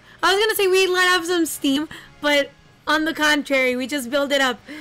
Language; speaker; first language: English; non-native, fluent; Spanish